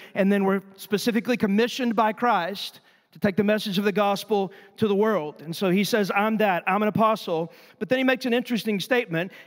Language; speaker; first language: English; native; English